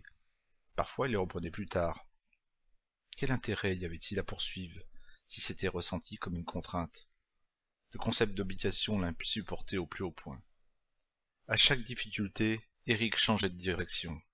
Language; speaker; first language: French; native; French